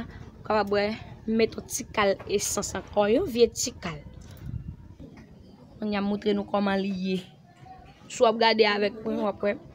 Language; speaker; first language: French; non-native, learner; Haitian Creole